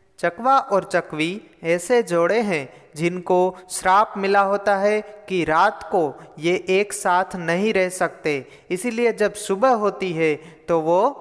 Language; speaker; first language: Hindi; non-native, local second language; Gujarati